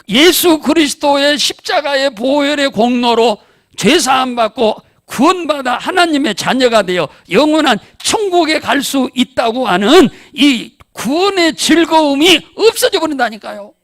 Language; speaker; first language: Korean; native; Korean